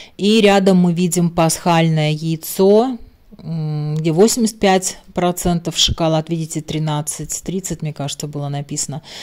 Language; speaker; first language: Russian; non-native, local second language; Latvian